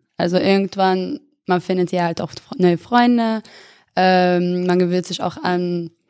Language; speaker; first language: German; non-native, fluent; Albanian